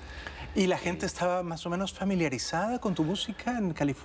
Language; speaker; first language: Spanish; native; Spanish